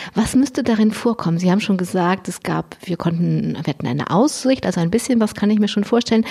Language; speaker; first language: German; native; German